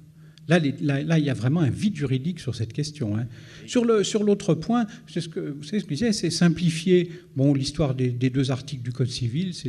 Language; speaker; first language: French; native; French